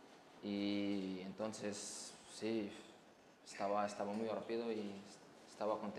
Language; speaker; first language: Spanish; non-native, fluent; French